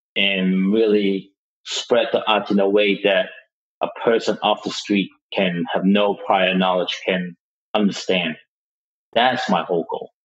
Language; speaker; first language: English; non-native, local second language; Cantonese